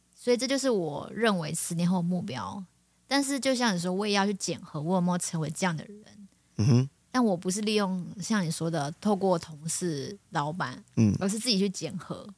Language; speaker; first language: Chinese; native; Chinese